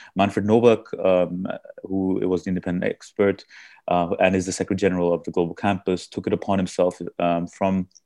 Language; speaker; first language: English; early bilingual, heritage; German